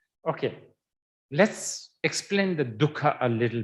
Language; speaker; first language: English; non-native, fluent; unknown